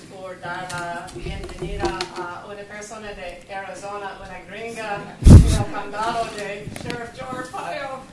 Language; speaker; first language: Spanish; non-native, fluent; English